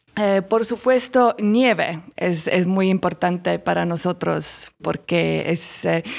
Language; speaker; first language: Spanish; non-native, learner; Estonian